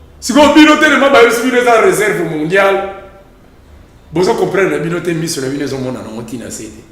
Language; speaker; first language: Lingala; non-native, local second language; Kongo